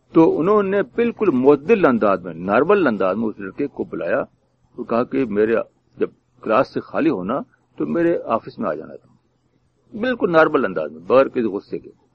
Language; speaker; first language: Urdu; native; Urdu